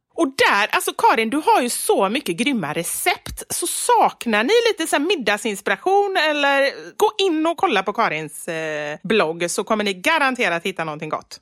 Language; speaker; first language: Swedish; native; Swedish